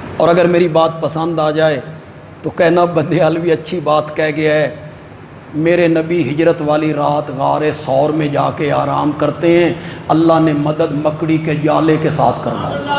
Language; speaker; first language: Urdu; non-native, local second language; Punjabi